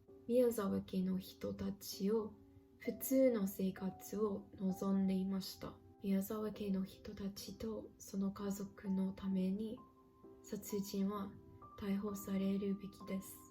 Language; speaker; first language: Japanese; non-native, learner; English